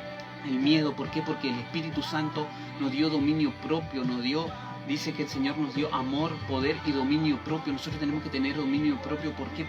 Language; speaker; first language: Spanish; native; Spanish